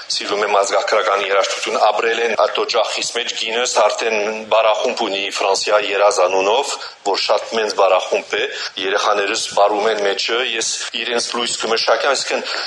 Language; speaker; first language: Armenian; early bilingual, heritage; Armenian